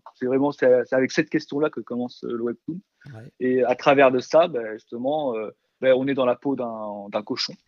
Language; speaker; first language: French; early bilingual, other home language; Korean